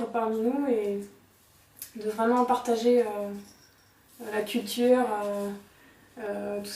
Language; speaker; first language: French; native; French